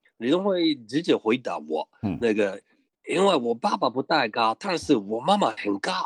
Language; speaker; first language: Chinese; non-native, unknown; Japanese